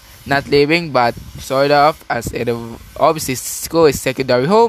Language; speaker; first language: English; non-native, local second language; Filipino